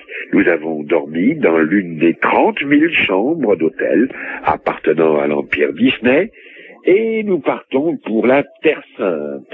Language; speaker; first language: French; native; French